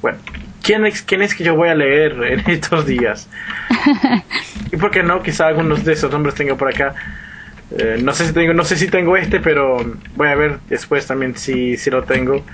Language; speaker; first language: Spanish; non-native, fluent; Portuguese